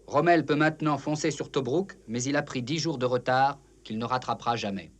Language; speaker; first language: French; native; French